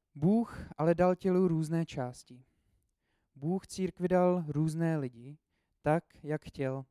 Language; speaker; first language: Czech; native; Czech